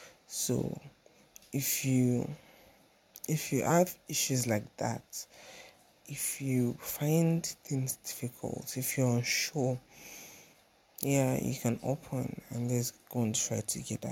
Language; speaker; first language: English; non-native, local second language; Yoruba